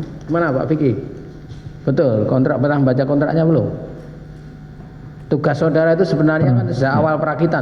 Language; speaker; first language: Indonesian; native; Indonesian